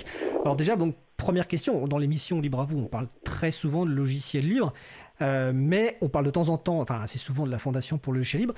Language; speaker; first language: French; native; French